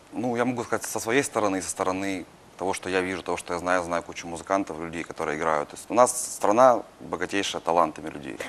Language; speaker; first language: Russian; native; Russian